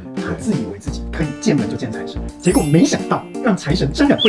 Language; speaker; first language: Chinese; native; Chinese